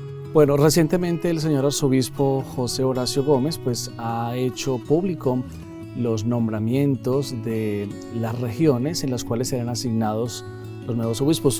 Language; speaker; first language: Spanish; native; Spanish